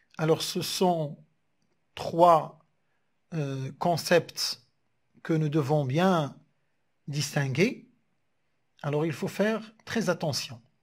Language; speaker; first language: French; non-native, local second language; Arabic